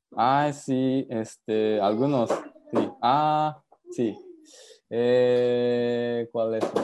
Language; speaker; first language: Spanish; non-native, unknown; Japanese